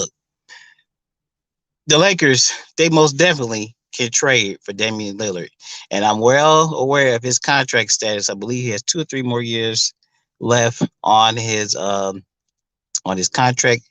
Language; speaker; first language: English; native; English